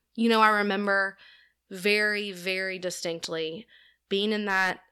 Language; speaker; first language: English; native; English